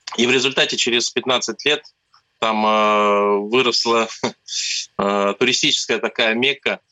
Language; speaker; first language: Russian; native; Russian